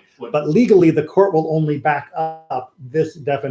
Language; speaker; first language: English; native; English